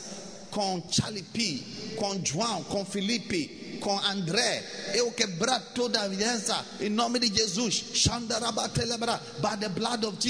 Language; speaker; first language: Portuguese; non-native, learner; English